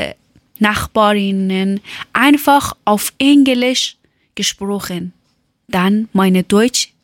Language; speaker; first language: German; non-native, learner; Persian